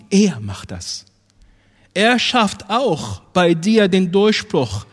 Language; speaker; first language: German; non-native, fluent; Arabic